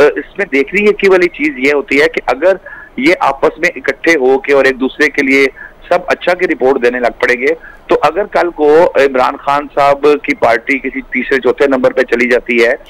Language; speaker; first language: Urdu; non-native, local second language; Punjabi